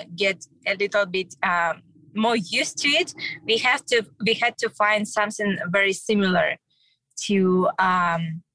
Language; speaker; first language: English; non-native, learner; Russian